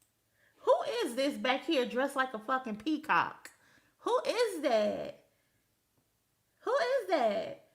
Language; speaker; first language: English; native; English